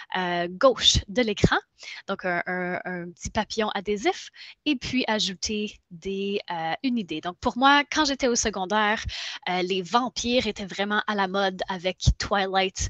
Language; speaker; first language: French; native; French